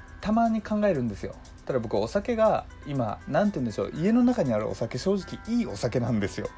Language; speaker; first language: Japanese; native; Japanese